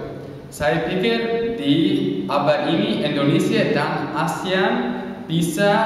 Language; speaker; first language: Indonesian; non-native, learner; English